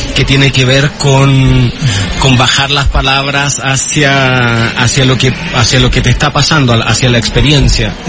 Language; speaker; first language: Spanish; native; Spanish